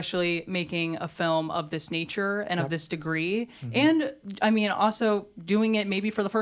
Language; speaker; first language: English; native; English